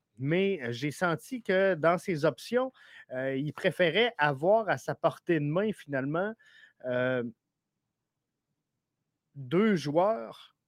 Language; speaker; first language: French; native; French